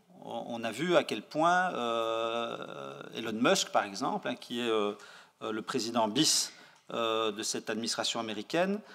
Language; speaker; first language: French; native; French